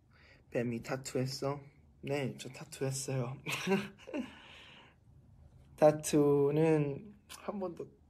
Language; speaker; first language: Korean; non-native, fluent; Thai